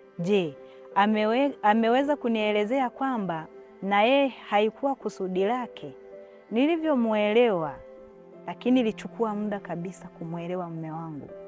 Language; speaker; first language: Swahili; non-native, local second language; Hausa